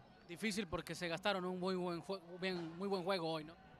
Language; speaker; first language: Spanish; native; Spanish